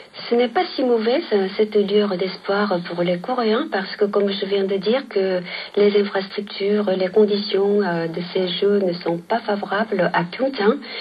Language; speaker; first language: French; non-native, fluent; Korean